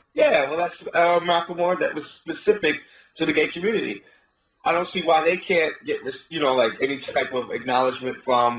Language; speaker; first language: English; native; English